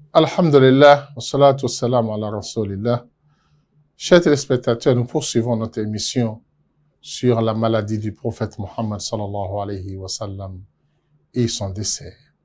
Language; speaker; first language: French; non-native, local second language; Yoruba